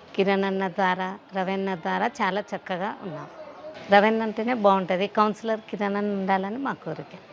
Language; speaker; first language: Telugu; native; Telugu